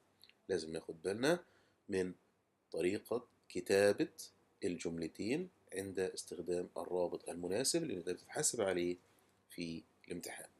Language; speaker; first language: Arabic; native; Arabic